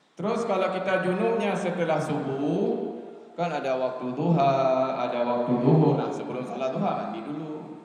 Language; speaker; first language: Malay; non-native, local second language; Achinese